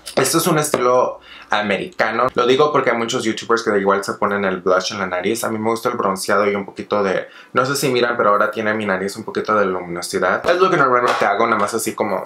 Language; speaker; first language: Spanish; early bilingual, heritage; Spanish